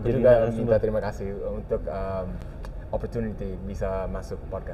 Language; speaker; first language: Indonesian; early bilingual, heritage; English